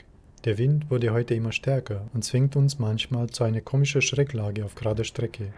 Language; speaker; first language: German; native; German